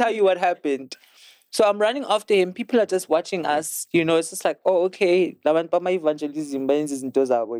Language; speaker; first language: English; non-native, local second language; Zulu